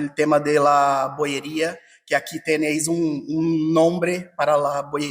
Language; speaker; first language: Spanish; non-native, fluent; Portuguese